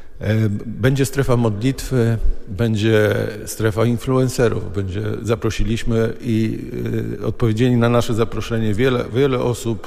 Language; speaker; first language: Polish; native; Polish